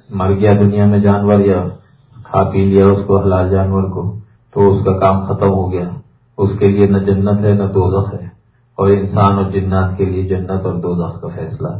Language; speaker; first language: Urdu; native; Urdu